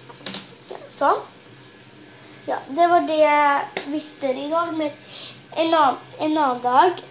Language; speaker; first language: Swedish; early bilingual, other home language; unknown